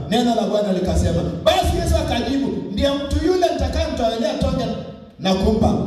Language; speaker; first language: Swahili; non-native, local second language; Kalenjin